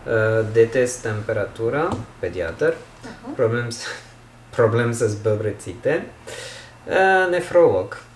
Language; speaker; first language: Bulgarian; non-native, learner; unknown